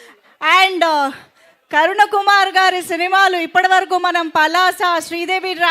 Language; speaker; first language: Telugu; native; Telugu